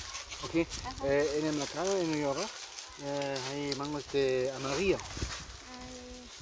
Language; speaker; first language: Spanish; non-native, learner; German